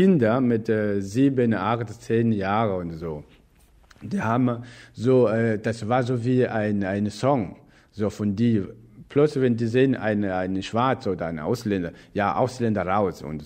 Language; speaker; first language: German; non-native, fluent; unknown